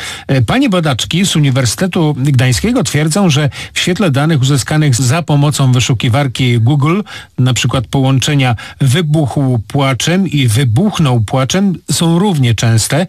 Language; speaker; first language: Polish; native; Polish